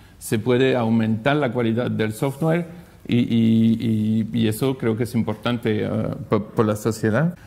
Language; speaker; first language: Spanish; non-native, fluent; French